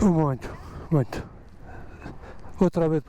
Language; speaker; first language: Spanish; non-native, learner; Persian